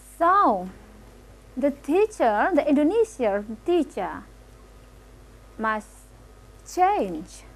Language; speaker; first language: English; non-native, local second language; Indonesian